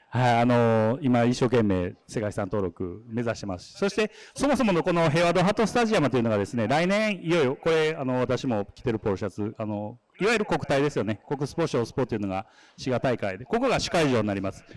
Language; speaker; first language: Japanese; native; Japanese